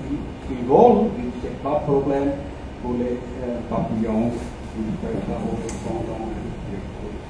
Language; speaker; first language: French; non-native, fluent; German